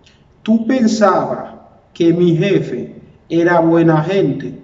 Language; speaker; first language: Spanish; non-native, fluent; Haitian Creole